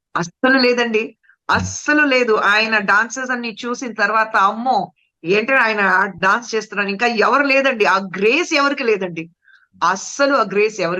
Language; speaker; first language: Telugu; non-native, fluent; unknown